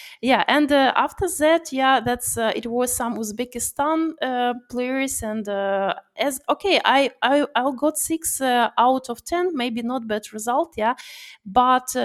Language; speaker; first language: English; non-native, learner; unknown